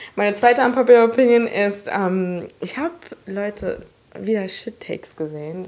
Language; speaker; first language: German; early bilingual, other home language; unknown